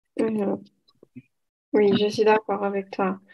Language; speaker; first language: French; non-native, learner; Portuguese